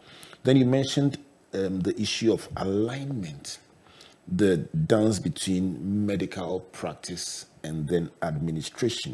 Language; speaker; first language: English; non-native, local second language; Akan